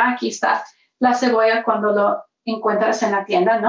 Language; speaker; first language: Spanish; early bilingual, heritage; Spanish